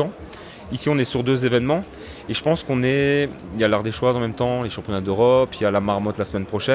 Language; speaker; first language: French; native; French